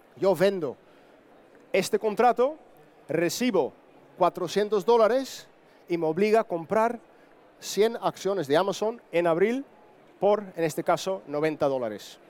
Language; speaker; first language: Spanish; non-native, fluent; Dutch